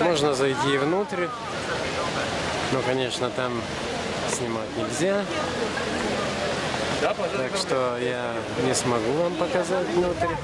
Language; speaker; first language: Russian; non-native, fluent; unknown